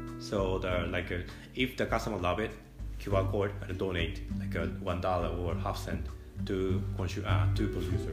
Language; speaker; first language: English; non-native, fluent; Japanese